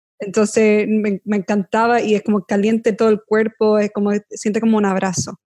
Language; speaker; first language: Spanish; early bilingual, heritage; Spanish